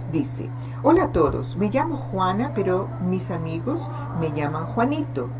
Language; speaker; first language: Spanish; non-native, fluent; Portuguese